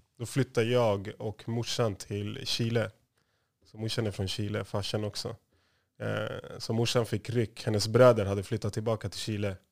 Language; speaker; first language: Swedish; native; Swedish